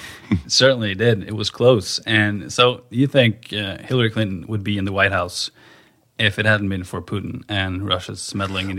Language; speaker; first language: English; non-native, fluent; Norwegian